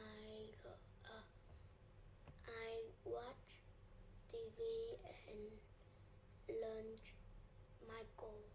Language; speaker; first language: English; non-native, learner; Vietnamese